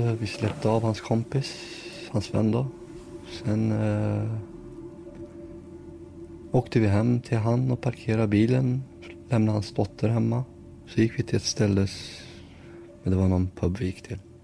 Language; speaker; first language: Swedish; early bilingual, other home language; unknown